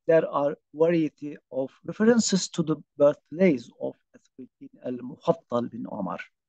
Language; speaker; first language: English; non-native, fluent; Turkish